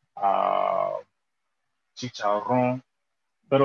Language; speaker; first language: Spanish; non-native, learner; English